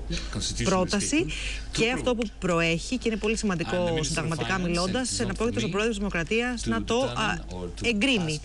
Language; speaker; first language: Greek; native; Greek